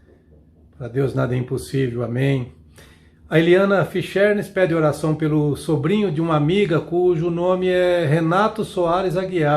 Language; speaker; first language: Portuguese; native; Portuguese